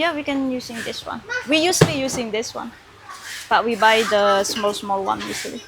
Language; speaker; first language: English; non-native, learner; Indonesian